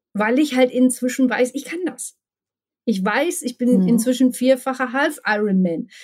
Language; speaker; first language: German; native; German